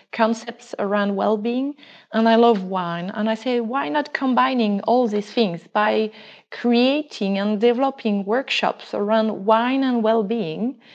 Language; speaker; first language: English; non-native, fluent; French